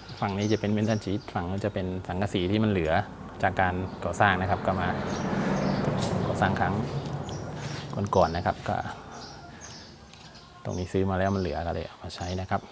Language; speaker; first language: Thai; native; Thai